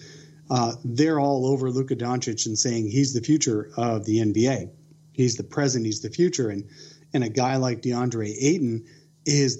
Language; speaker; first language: English; native; English